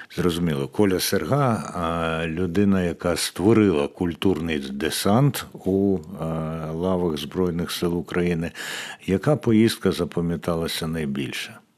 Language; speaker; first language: Ukrainian; native; Ukrainian